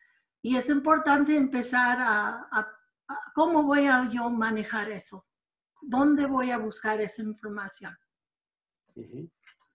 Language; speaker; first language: Spanish; early bilingual, other home language; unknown